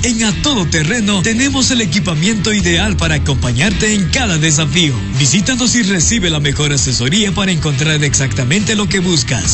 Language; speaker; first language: Spanish; native; Spanish